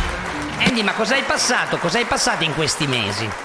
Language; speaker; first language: Italian; native; Italian